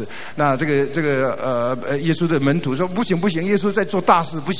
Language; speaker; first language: Chinese; native; Chinese